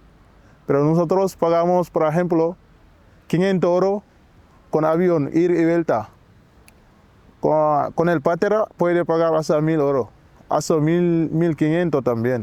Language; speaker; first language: Spanish; non-native, learner; Wolof